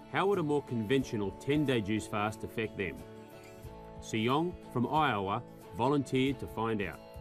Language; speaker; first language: English; native; English